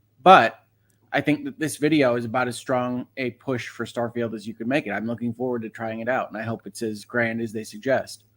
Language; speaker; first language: English; native; English